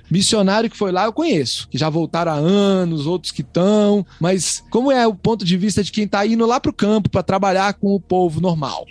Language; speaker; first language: Portuguese; native; Portuguese